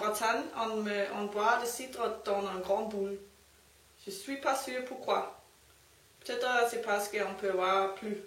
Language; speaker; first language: French; non-native, learner; Danish